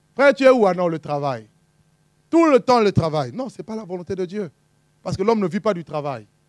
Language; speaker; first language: French; non-native, local second language; Lingala